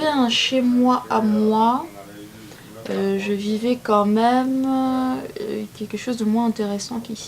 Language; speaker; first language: French; non-native, local second language; Arabic